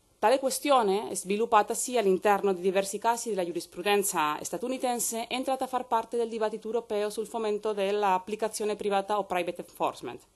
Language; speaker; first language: Italian; non-native, fluent; Spanish